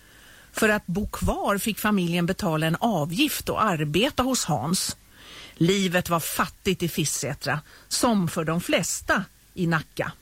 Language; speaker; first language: Swedish; native; Swedish